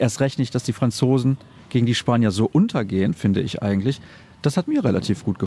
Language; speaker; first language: German; native; German